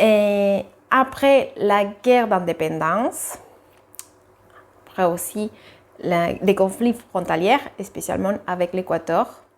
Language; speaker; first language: French; non-native, fluent; Spanish